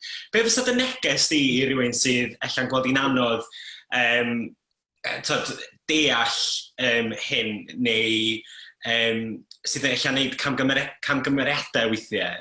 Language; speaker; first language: Welsh; native; Welsh